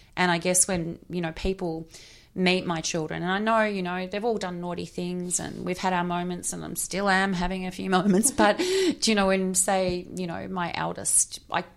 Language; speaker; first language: English; native; English